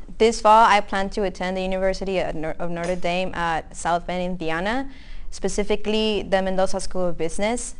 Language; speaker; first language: English; early bilingual, other home language; Spanish